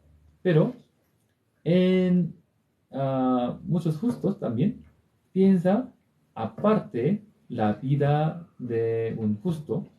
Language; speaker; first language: Spanish; non-native, learner; Korean